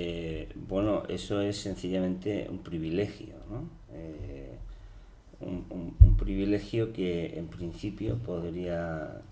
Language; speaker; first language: Spanish; native; Spanish